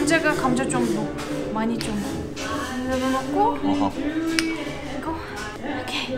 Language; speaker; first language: Korean; non-native, fluent; Turkish